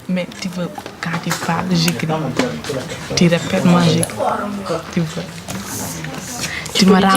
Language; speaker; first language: French; non-native, learner; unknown